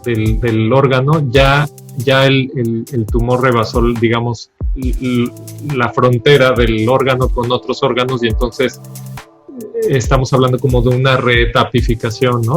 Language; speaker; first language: Spanish; native; Spanish